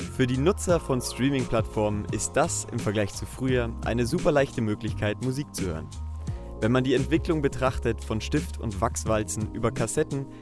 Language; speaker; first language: German; native; German